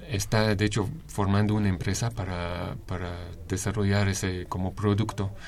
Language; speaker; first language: Spanish; non-native, fluent; English